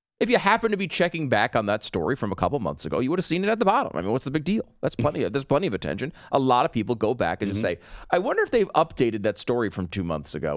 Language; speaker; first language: English; native; English